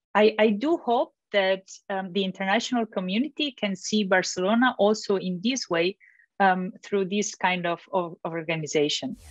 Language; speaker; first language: English; non-native, fluent; Catalan